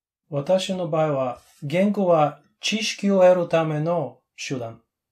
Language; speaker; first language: Japanese; non-native, learner; Bulgarian